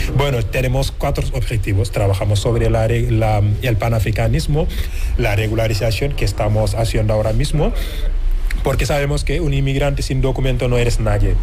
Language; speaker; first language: Spanish; non-native, fluent; Wolof